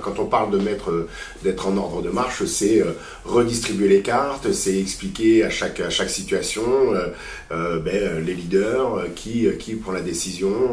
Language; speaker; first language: French; native; French